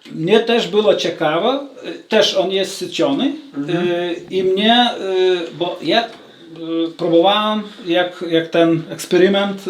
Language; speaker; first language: Polish; non-native, learner; Lithuanian